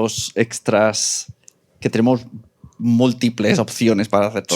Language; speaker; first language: Spanish; native; Spanish